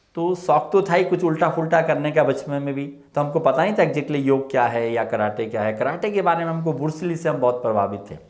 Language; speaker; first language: Hindi; early bilingual, other home language; Nepali